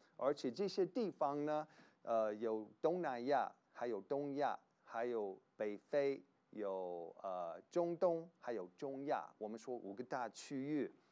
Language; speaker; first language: Chinese; non-native, fluent; English